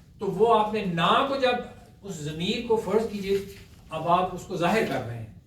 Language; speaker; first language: Urdu; native; Urdu